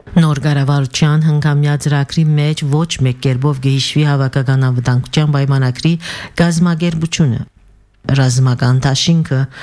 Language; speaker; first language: Armenian; early bilingual, heritage; Armenian